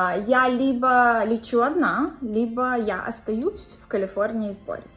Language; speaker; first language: Russian; native; Russian